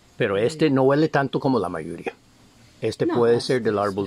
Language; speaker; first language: Spanish; non-native, fluent; English